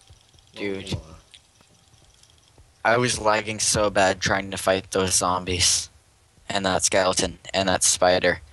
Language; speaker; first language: English; native; English